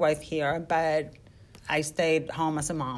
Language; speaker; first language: English; non-native, fluent; Spanish